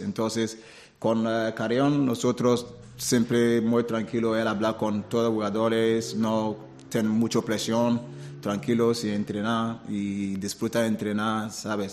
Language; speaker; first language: Spanish; non-native, learner; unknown